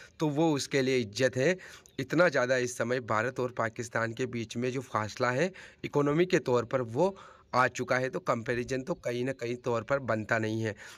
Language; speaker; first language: Hindi; native; Hindi